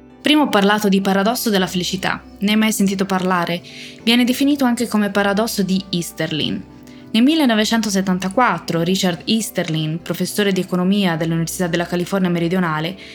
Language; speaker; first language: Italian; native; Italian